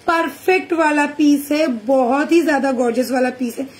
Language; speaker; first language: Hindi; non-native, local second language; Bangla